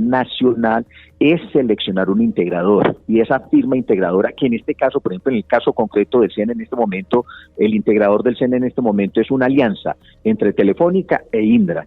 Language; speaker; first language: Spanish; native; Spanish